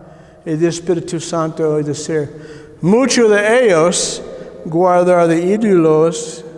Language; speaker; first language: Spanish; non-native, learner; English